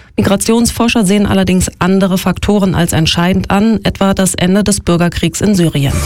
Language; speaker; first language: German; native; German